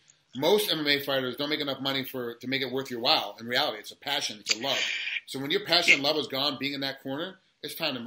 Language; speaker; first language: English; native; English